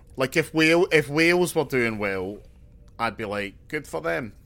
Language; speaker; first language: English; native; English